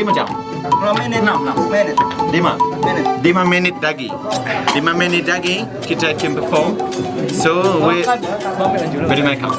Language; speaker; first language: Indonesian; non-native, learner; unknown